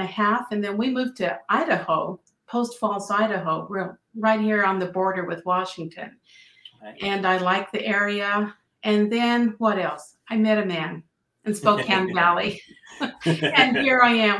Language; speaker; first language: English; native; English